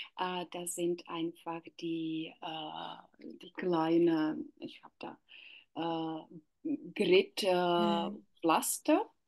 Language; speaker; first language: German; non-native, learner; Czech